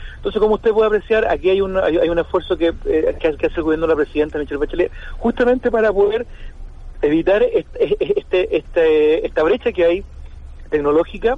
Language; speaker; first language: Spanish; native; Spanish